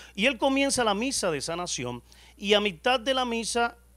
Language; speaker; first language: Spanish; native; Spanish